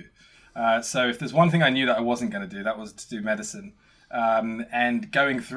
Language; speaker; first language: English; native; English